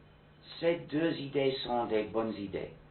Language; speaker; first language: French; non-native, fluent; English